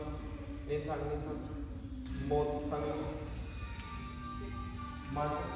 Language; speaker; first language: Vietnamese; non-native, learner; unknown